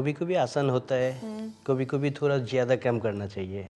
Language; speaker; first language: Hindi; non-native, learner; Bangla